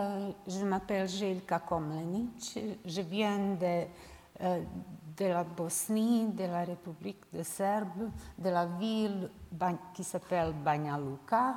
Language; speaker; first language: French; non-native, learner; Serbian